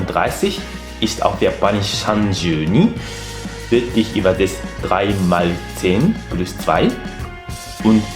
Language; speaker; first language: German; non-native, fluent; Japanese